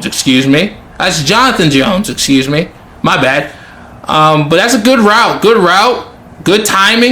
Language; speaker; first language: English; native; English